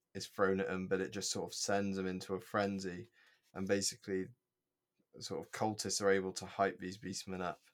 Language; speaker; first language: English; native; English